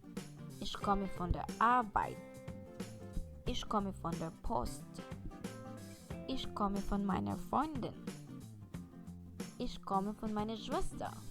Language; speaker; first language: German; non-native, fluent; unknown